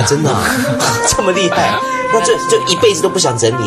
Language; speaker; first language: Chinese; native; Chinese